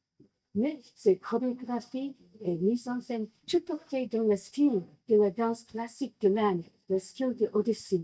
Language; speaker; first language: French; non-native, learner; English